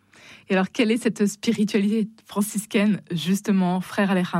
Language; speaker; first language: French; native; French